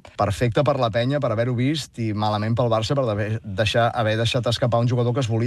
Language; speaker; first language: Catalan; native; Catalan